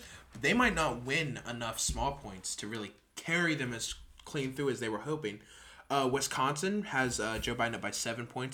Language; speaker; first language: English; native; English